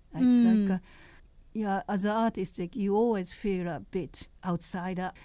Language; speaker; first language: English; non-native, fluent; Japanese